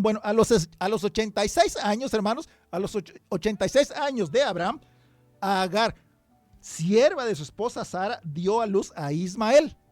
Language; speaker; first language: Spanish; native; Spanish